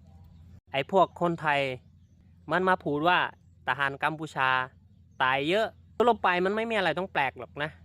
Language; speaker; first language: Thai; non-native, fluent; Khmer